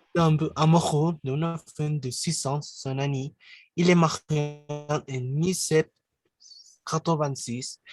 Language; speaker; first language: French; non-native, learner; Spanish